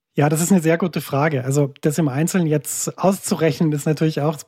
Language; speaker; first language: German; native; German